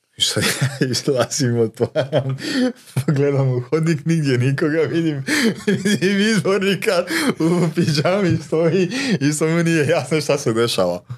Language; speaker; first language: Croatian; non-native, local second language; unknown